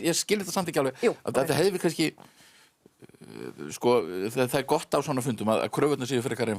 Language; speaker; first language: Icelandic; native; Icelandic